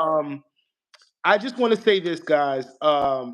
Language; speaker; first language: English; native; English